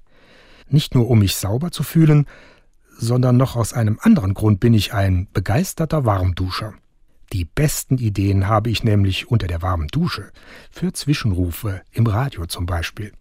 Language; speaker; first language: German; native; German